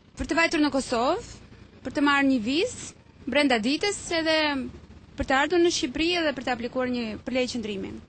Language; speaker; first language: Albanian; non-native, fluent; Romanian